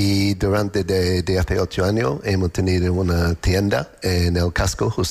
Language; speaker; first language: Spanish; non-native, learner; English